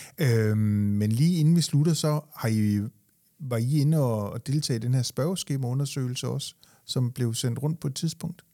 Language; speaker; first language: Danish; native; Danish